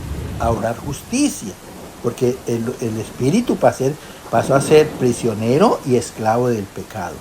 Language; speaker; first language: Spanish; native; Spanish